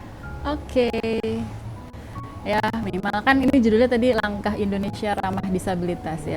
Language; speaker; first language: Indonesian; native; Indonesian